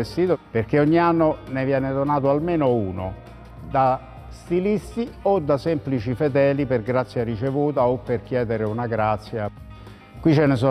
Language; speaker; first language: Italian; native; Italian